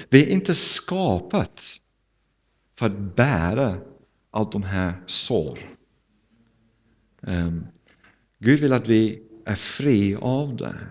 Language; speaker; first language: Swedish; non-native, fluent; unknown